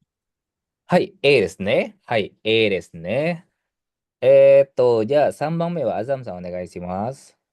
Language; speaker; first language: Japanese; non-native, fluent; Indonesian